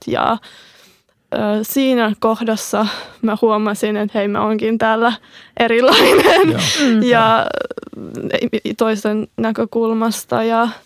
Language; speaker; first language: Finnish; early bilingual, other home language; Serbian